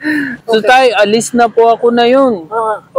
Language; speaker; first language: Filipino; non-native, learner; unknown